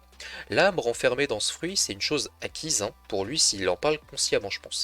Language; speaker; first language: French; native; French